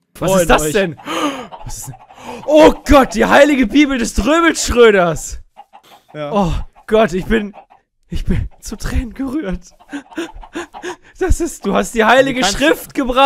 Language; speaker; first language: German; native; German